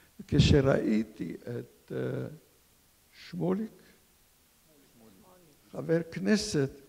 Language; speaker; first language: Hebrew; non-native, fluent; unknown